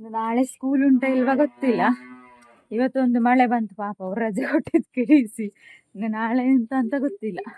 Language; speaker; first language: Kannada; native; Kannada